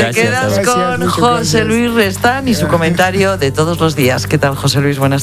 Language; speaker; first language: Spanish; native; Spanish